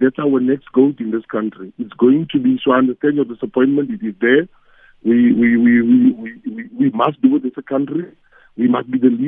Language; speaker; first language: English; non-native, local second language; Afrikaans